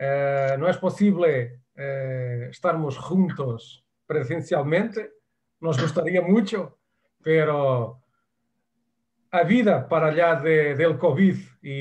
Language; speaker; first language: Spanish; non-native, fluent; Portuguese